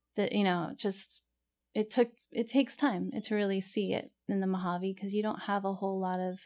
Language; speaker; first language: English; native; English